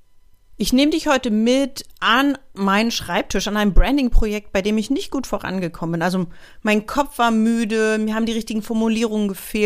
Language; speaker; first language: German; native; German